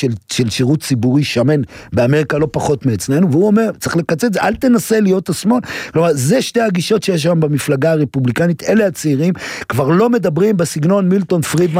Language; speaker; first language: Hebrew; native; Hebrew